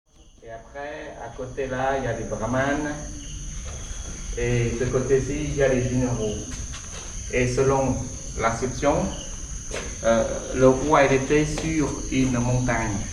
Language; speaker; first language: French; non-native, fluent; Khmer